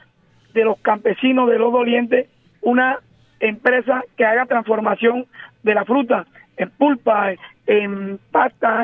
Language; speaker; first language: Spanish; native; Spanish